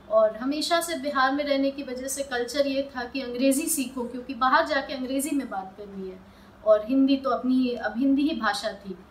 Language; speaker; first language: Hindi; native; Hindi